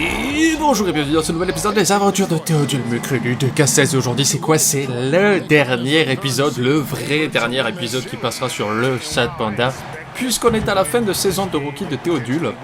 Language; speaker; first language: French; native; French